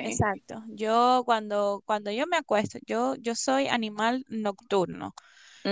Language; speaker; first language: Spanish; native; Spanish